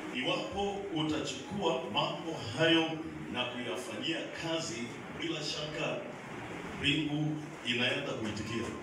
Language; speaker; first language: Swahili; non-native, local second language; Luyia